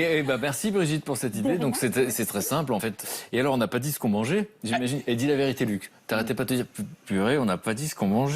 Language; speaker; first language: French; native; French